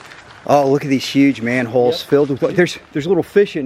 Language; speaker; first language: English; native; English